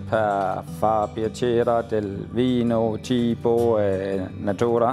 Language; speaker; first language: Italian; non-native, fluent; Danish